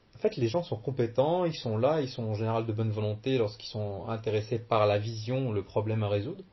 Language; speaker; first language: French; early bilingual, other home language; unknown